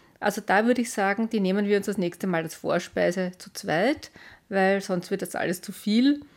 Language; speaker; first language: German; native; German